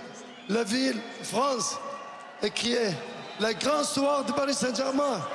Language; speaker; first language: French; non-native, learner; Arabic